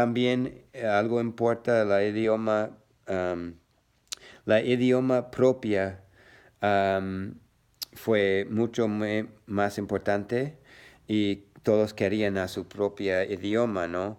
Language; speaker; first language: Spanish; non-native, learner; English